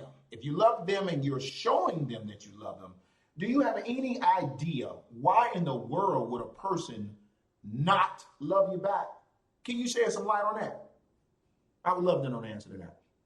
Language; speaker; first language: English; native; English